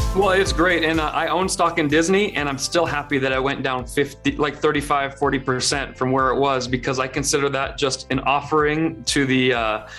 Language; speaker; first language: English; early bilingual, other home language; Persian